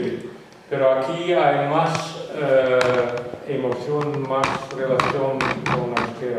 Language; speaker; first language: Spanish; non-native, fluent; Western Frisian